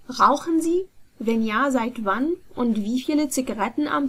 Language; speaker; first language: German; non-native, fluent; Arabic